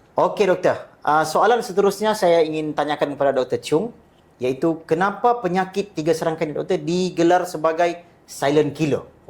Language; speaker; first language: Malay; native; Malay